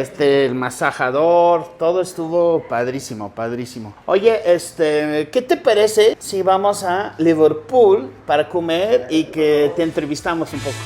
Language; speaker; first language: Spanish; non-native, fluent; English